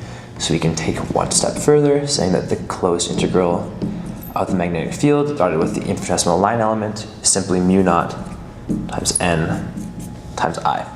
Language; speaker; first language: English; native; English